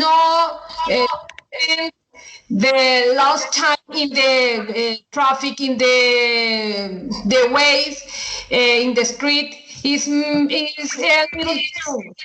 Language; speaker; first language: English; non-native, learner; Spanish